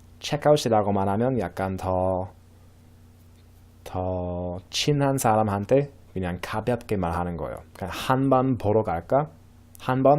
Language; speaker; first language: Korean; non-native, fluent; English